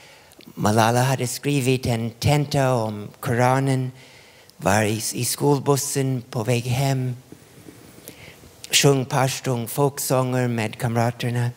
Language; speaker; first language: Swedish; non-native, fluent; English